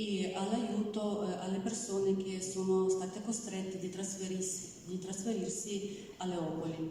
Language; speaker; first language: Italian; non-native, learner; Ukrainian